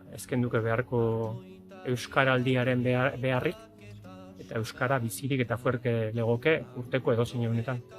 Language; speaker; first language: Basque; native; Basque